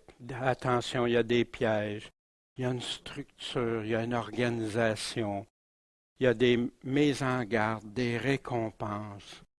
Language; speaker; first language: French; native; French